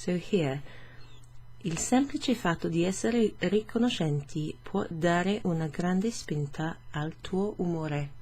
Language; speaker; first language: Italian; non-native, fluent; English